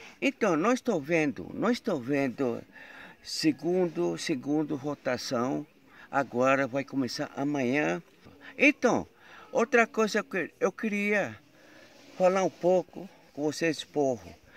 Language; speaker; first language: Portuguese; non-native, local second language; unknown